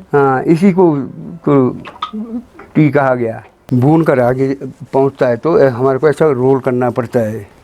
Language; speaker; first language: Hindi; non-native, local second language; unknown